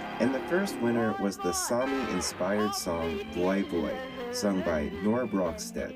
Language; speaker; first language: English; native; English